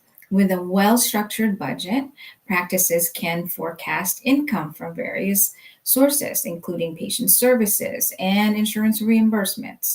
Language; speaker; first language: English; native; English